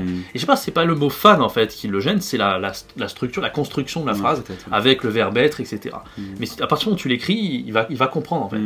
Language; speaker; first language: French; native; French